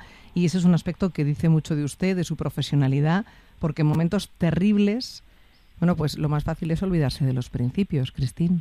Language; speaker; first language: Spanish; native; Spanish